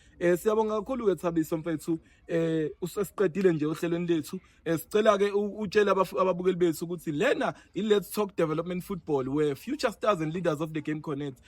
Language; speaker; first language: Zulu; native; Zulu